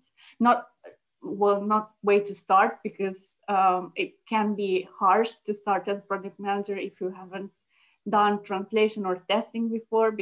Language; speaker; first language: English; non-native, fluent; Italian